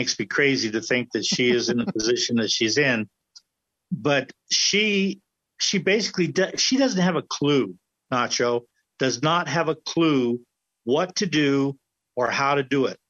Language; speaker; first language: English; native; English